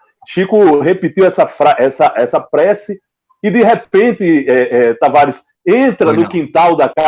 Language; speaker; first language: Portuguese; native; Portuguese